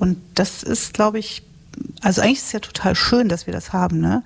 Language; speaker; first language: German; native; German